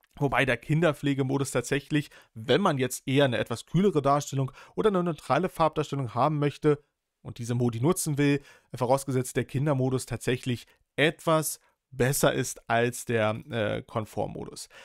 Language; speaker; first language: German; native; German